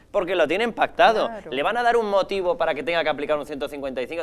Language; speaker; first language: Spanish; native; Spanish